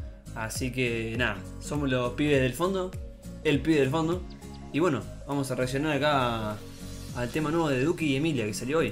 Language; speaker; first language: Spanish; native; Spanish